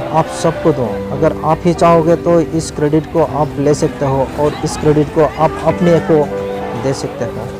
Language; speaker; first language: Hindi; non-native, local second language; Bangla